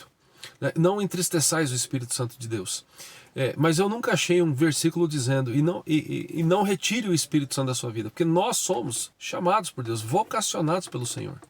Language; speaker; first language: Portuguese; native; Portuguese